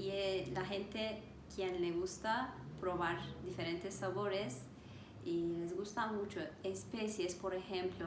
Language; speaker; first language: Spanish; non-native, learner; Turkish